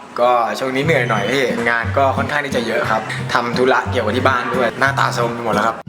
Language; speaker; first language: Thai; native; Thai